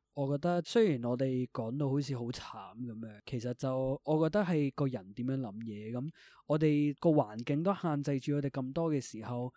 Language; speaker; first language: Cantonese; early bilingual, other home language; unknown